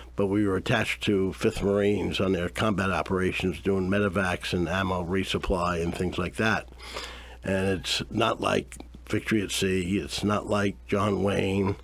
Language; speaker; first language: English; native; English